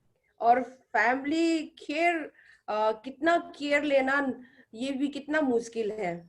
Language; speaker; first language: Hindi; non-native, local second language; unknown